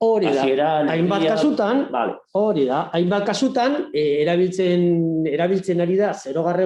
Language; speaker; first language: Basque; native; Basque